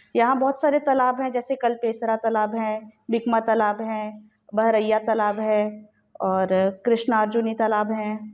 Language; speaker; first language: Hindi; native; Hindi